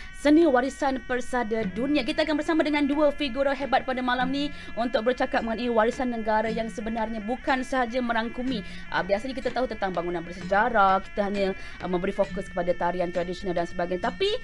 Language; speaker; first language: Malay; native; Malay